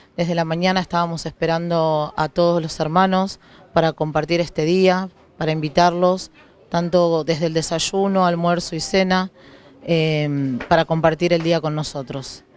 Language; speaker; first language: Spanish; native; Spanish